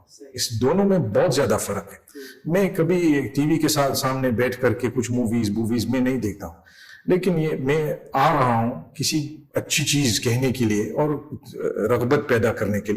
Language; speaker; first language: Hindi; non-native, fluent; English